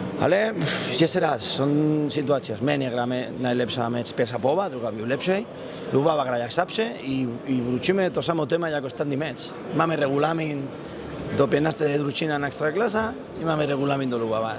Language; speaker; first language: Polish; non-native, learner; Spanish